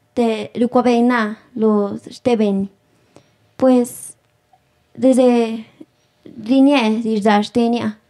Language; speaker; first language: Spanish; non-native, local second language; Zapotec